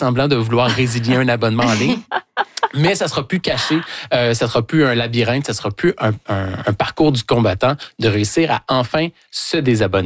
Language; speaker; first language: French; native; French